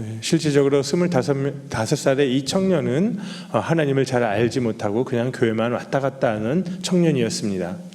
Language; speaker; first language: Korean; native; Korean